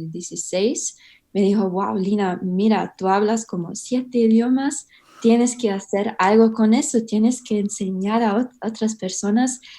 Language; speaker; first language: Spanish; early bilingual, heritage; English